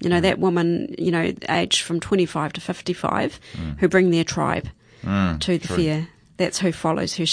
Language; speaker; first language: English; native; English